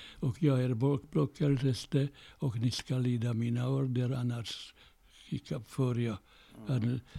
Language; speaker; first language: Swedish; non-native, fluent; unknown